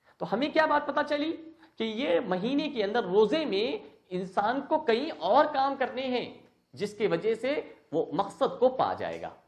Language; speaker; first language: Urdu; native; Urdu